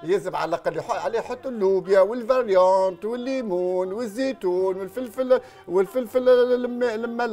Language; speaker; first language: Arabic; native; Arabic